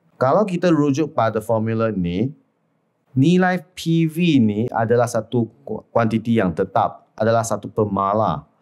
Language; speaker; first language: Malay; non-native, local second language; Chinese